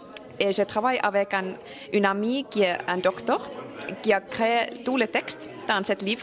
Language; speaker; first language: French; non-native, learner; Finnish